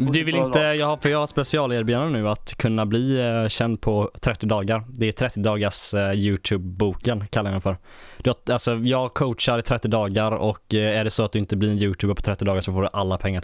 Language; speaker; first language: Swedish; native; Swedish